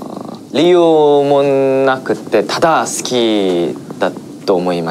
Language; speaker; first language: Japanese; non-native, learner; Korean